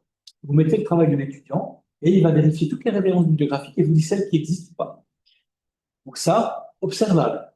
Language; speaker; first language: French; native; French